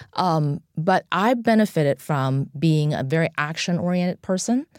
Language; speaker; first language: English; non-native, fluent; Chinese